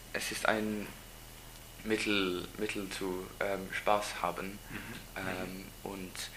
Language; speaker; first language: German; non-native, learner; English